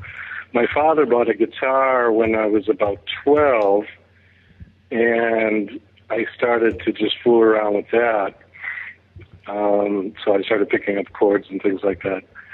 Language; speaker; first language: English; native; English